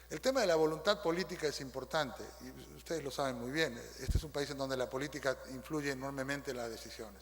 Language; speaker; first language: Spanish; native; Spanish